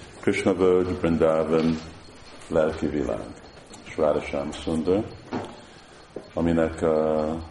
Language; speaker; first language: Hungarian; early bilingual, heritage; Hungarian